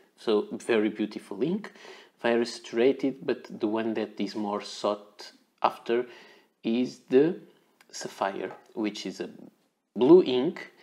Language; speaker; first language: English; non-native, fluent; Portuguese